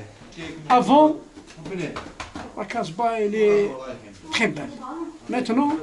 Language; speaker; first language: French; non-native, local second language; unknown